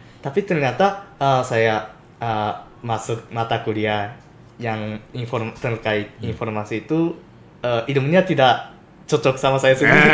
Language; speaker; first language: Indonesian; non-native, fluent; Japanese